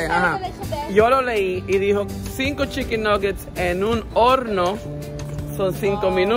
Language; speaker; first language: Spanish; native; Spanish